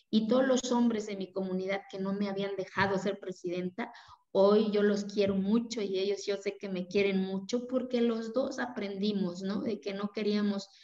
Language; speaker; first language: Spanish; non-native, local second language; Zapotec